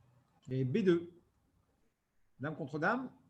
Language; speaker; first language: French; native; French